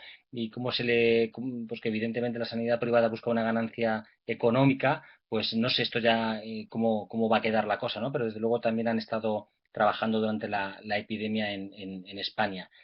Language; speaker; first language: Spanish; native; Spanish